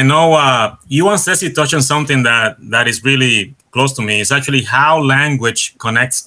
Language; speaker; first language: English; non-native, fluent; Spanish